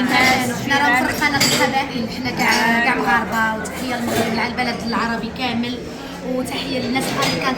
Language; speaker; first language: Arabic; native; Arabic